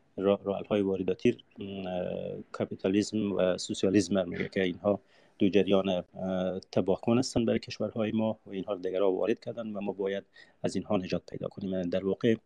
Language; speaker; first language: Persian; native; Persian